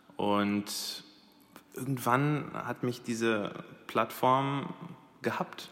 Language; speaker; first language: German; early bilingual, other home language; Arabic